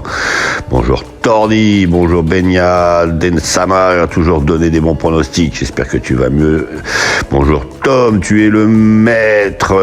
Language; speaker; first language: French; native; French